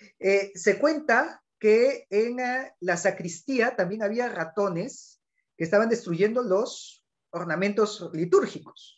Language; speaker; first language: Spanish; native; Spanish